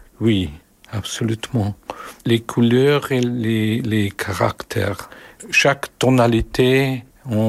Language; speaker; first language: French; non-native, learner; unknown